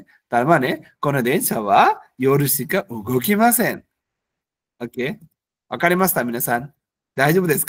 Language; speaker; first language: Japanese; non-native, fluent; Bangla